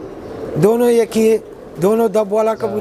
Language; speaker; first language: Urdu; non-native, learner; Arabic